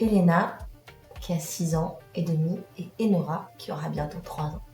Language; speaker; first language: French; native; French